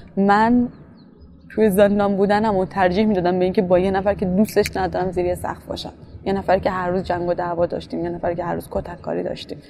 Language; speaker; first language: Persian; native; Persian